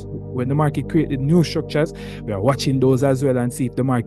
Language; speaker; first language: English; native; English